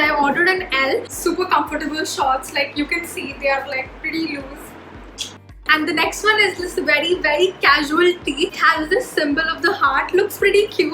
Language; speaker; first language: English; non-native, local second language; Hindi